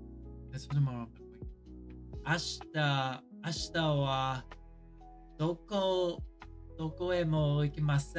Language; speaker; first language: Japanese; non-native, learner; English